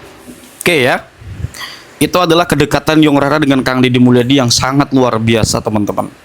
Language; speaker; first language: Indonesian; native; Indonesian